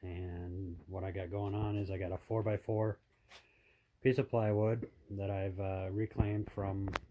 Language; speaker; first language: English; native; English